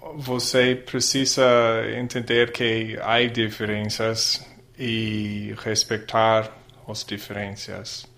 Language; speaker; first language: Portuguese; non-native, learner; English